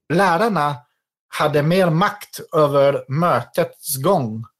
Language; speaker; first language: Swedish; non-native, fluent; French